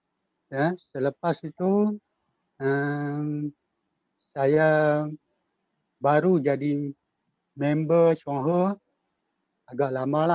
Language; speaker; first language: Malay; native; Malay